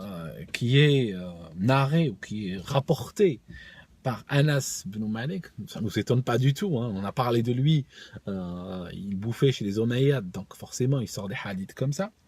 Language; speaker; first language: French; native; French